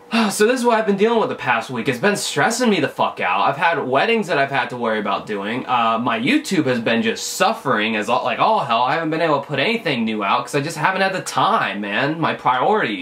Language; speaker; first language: English; native; English